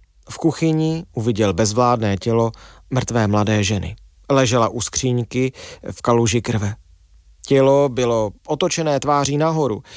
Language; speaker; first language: Czech; native; Czech